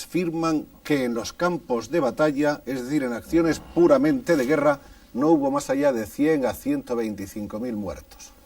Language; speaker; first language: Spanish; native; Spanish